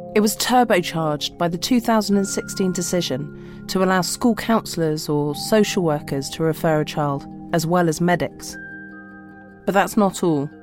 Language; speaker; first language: English; native; English